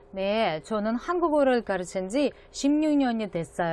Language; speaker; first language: Korean; non-native, fluent; Russian